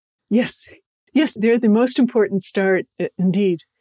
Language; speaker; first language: English; native; English